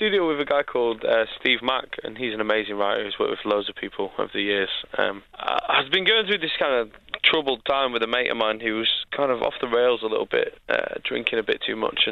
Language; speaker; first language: English; native; English